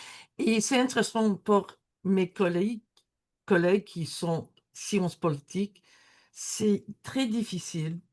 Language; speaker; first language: French; non-native, learner; English